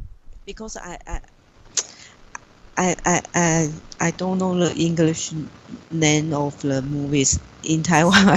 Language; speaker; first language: English; non-native, learner; Chinese